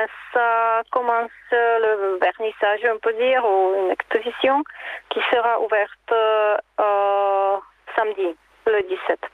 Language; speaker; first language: French; non-native, learner; Czech